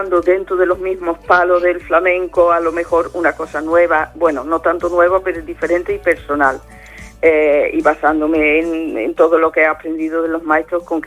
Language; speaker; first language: Spanish; non-native, fluent; Dutch